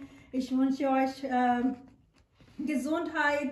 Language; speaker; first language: German; non-native, learner; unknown